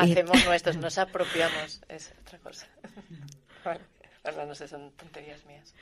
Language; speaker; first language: Spanish; native; Spanish